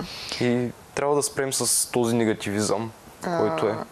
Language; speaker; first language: Bulgarian; native; Bulgarian